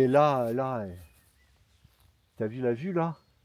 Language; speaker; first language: French; native; French